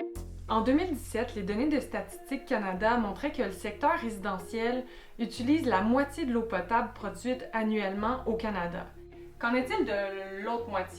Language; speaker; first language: French; native; French